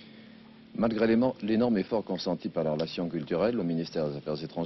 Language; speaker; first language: French; native; French